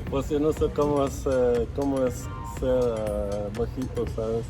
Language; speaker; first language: Spanish; non-native, fluent; Russian